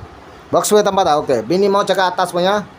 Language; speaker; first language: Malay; non-native, learner; Bangla